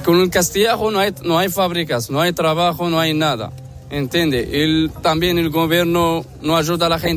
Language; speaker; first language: Spanish; non-native, learner; Arabic